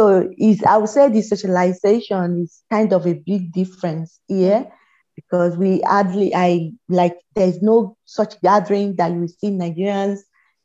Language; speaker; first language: English; non-native, local second language; Yoruba